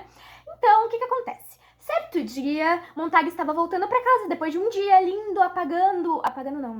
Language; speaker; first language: Portuguese; native; Portuguese